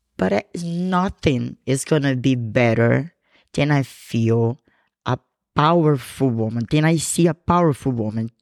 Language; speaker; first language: English; non-native, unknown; Portuguese